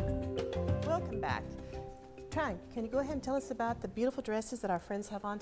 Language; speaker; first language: English; native; English